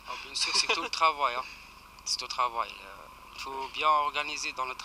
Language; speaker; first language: French; non-native, learner; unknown